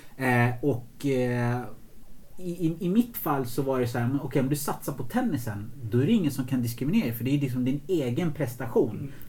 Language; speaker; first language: Swedish; early bilingual, other home language; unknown